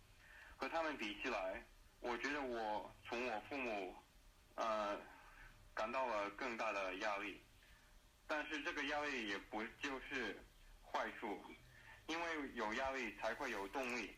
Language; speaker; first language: Chinese; early bilingual, heritage; Chinese